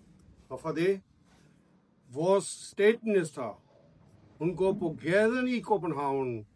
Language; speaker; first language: Danish; non-native, learner; Urdu